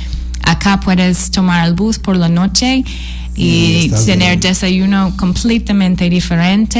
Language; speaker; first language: Spanish; non-native, fluent; English